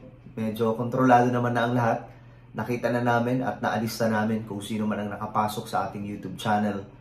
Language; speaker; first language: Filipino; native; Filipino